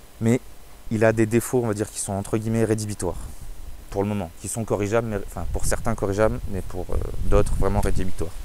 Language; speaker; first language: French; native; French